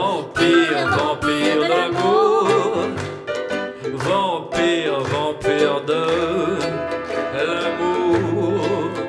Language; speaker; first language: French; native; French